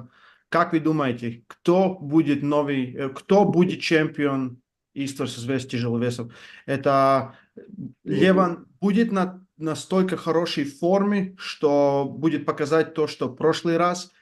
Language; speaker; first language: Russian; non-native, fluent; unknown